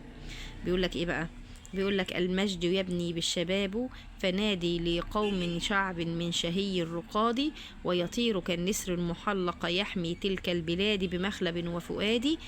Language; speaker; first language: Arabic; native; Arabic